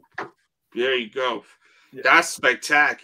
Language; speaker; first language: English; native; English